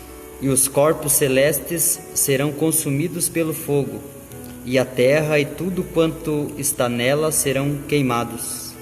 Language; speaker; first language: Portuguese; native; Portuguese